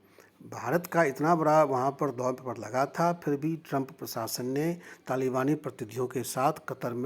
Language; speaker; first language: Hindi; native; Hindi